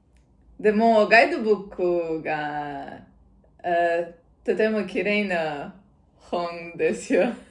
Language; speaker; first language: Japanese; non-native, learner; Russian